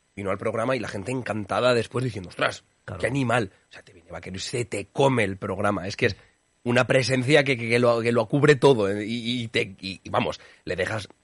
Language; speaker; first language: Spanish; native; Spanish